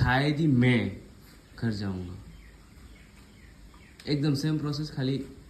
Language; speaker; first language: Hindi; native; Hindi